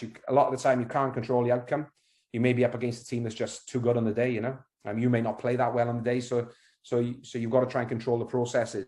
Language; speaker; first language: English; native; English